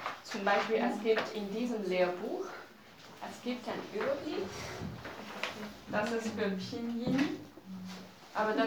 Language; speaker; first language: German; non-native, learner; Chinese